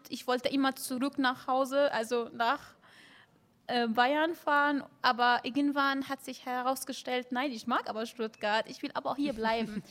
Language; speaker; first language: German; non-native, fluent; Arabic